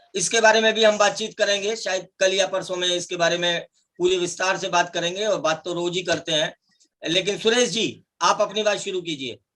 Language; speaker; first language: Hindi; native; Hindi